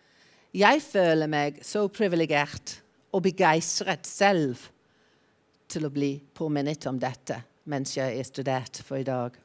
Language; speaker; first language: Norwegian; non-native, fluent; English